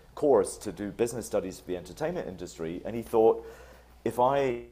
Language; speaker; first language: English; native; English